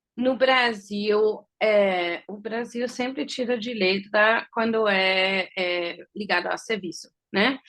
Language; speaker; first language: Portuguese; early bilingual, heritage; Portuguese